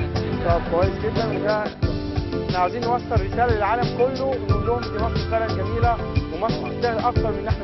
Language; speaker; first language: Arabic; native; Arabic